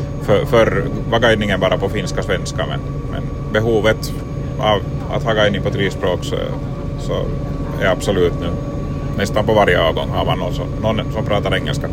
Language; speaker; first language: Swedish; native; Swedish